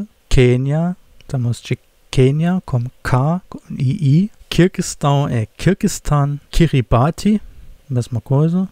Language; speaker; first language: Portuguese; non-native, fluent; German